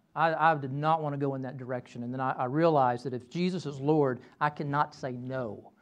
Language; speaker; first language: English; native; English